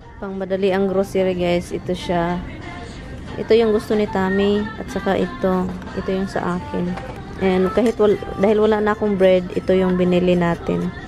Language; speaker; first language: Filipino; non-native, local second language; Cebuano